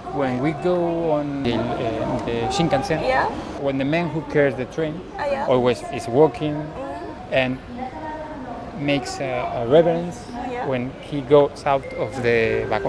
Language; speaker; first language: English; non-native, fluent; Spanish